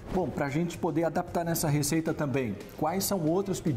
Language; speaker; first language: Portuguese; native; Portuguese